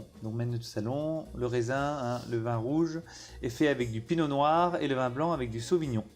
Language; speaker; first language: French; native; French